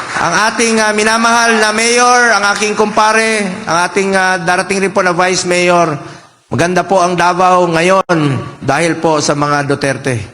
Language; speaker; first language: Filipino; non-native, local second language; Cebuano